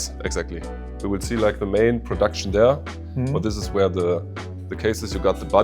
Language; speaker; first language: English; non-native, fluent; German